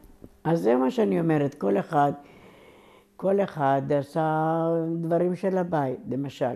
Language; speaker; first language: Hebrew; non-native, local second language; Ladino